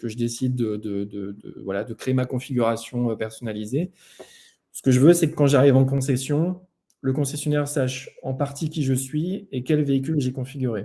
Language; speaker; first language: French; native; French